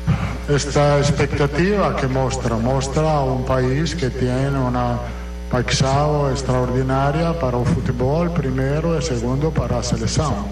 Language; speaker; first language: Portuguese; non-native, learner; Italian